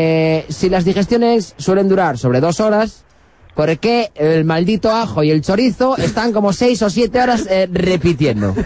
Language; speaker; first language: Spanish; native; Spanish